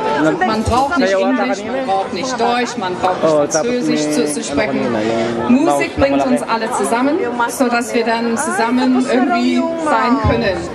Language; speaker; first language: German; non-native, fluent; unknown